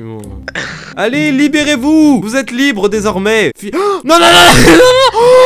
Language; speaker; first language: French; native; French